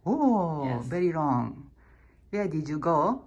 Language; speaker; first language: English; non-native, learner; Japanese